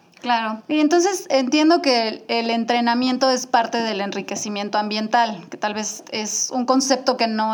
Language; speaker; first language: Spanish; native; Spanish